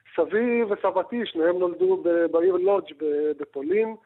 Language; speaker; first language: Hebrew; native; Hebrew